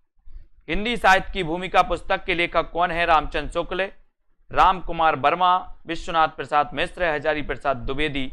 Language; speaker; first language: Hindi; native; Hindi